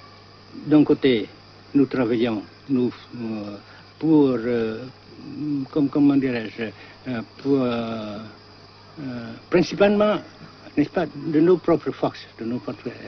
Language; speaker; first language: French; non-native, fluent; Vietnamese